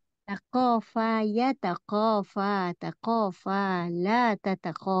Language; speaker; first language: Arabic; non-native, learner; Indonesian